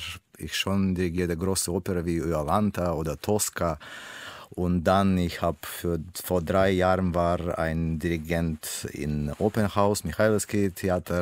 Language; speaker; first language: German; non-native, learner; Russian